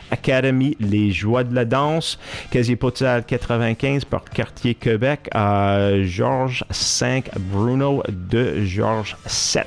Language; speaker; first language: French; non-native, fluent; English